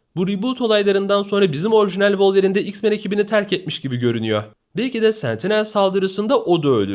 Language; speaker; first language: Turkish; native; Turkish